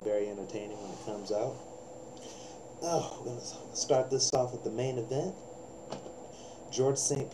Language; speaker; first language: English; native; English